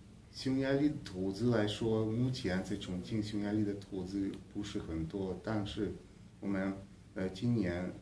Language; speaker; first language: Chinese; non-native, fluent; Hungarian